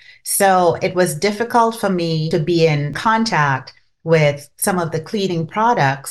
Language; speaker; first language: English; non-native, local second language; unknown